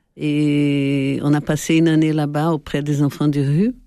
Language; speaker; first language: French; non-native, fluent; Portuguese